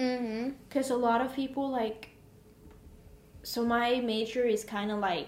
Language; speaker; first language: English; non-native, fluent; Norwegian